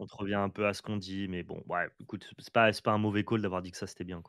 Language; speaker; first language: French; native; French